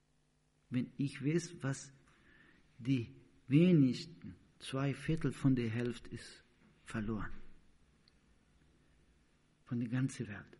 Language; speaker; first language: German; non-native, learner; Portuguese